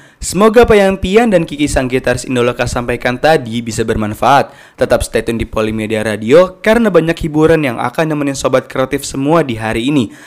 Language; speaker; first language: Indonesian; native; Indonesian